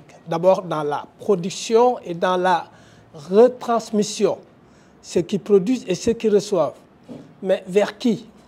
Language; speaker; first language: French; non-native, local second language; Wolof